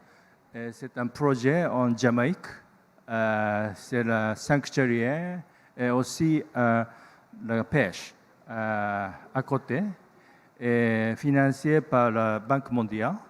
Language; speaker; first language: French; non-native, learner; Japanese